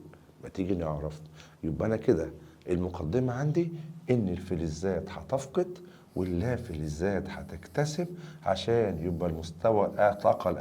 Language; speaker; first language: Arabic; native; Arabic